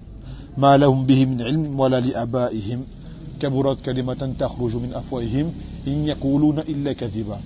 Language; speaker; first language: Arabic; non-native, fluent; French